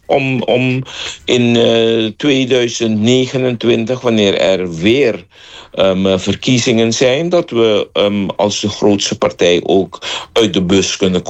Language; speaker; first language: Dutch; non-native, local second language; Papiamento